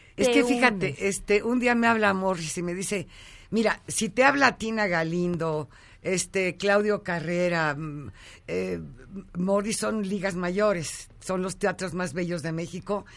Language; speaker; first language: Spanish; native; Spanish